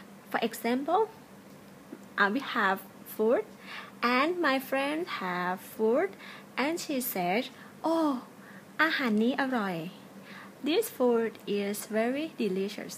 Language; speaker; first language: English; non-native, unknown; Thai